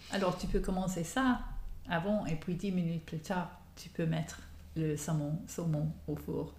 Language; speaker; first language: French; non-native, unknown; English